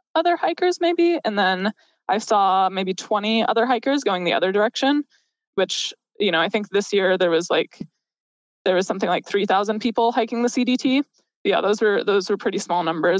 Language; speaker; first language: English; native; English